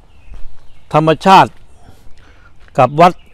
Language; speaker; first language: Thai; native; Thai